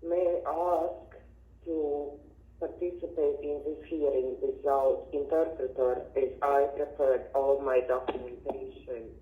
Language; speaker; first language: English; non-native, fluent; Latvian